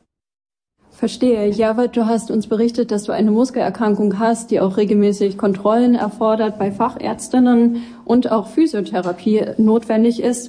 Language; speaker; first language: German; native; German